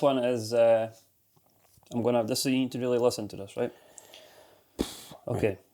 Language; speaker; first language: English; native; English